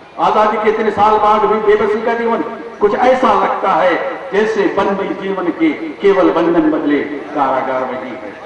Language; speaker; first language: Hindi; native; Hindi